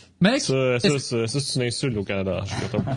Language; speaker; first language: French; native; French